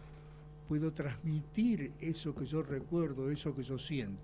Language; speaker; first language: Spanish; native; Spanish